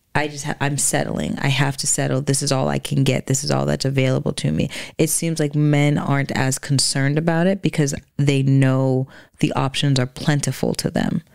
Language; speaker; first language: English; native; English